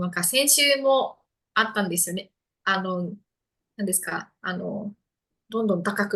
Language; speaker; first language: Japanese; non-native, fluent; Indonesian